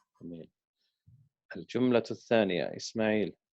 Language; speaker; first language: Arabic; non-native, fluent; English